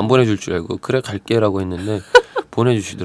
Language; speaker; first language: Korean; non-native, fluent; Turkish